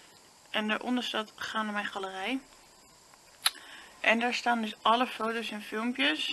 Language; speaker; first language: Dutch; native; Dutch